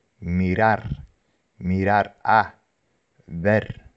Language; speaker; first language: Spanish; non-native, fluent; Dutch